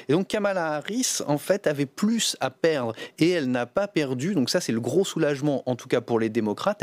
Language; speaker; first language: French; native; French